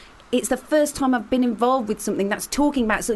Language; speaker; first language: English; native; English